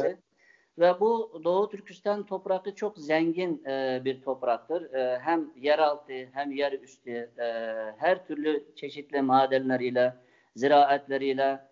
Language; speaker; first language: Turkish; non-native, fluent; Uyghur